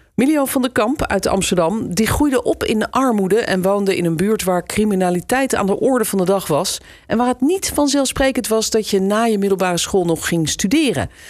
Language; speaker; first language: Dutch; native; Dutch